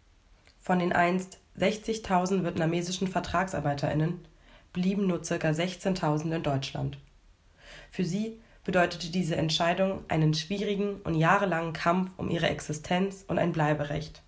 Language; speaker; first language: German; native; German